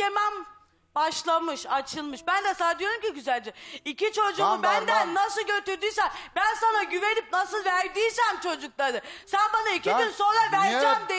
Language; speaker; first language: Turkish; native; Turkish